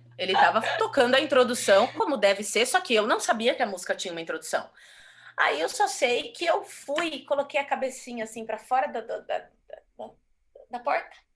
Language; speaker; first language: Portuguese; native; Portuguese